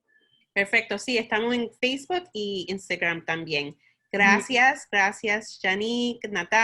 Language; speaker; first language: Spanish; early bilingual, heritage; Spanish